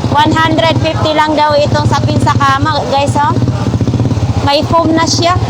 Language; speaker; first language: Filipino; non-native, local second language; Cebuano